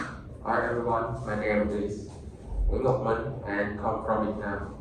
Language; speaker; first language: English; non-native, learner; Vietnamese